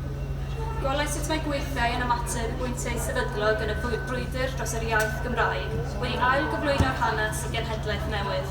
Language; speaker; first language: Welsh; native; Welsh